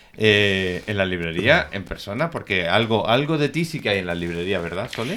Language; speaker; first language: Spanish; native; Spanish